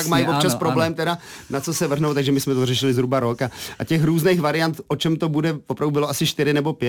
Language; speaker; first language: Czech; native; Czech